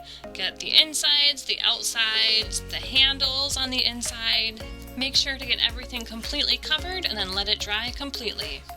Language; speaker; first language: English; native; English